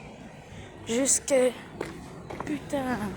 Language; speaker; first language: French; early bilingual, other home language; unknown